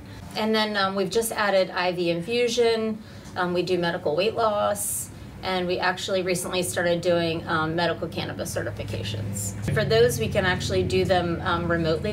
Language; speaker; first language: English; native; English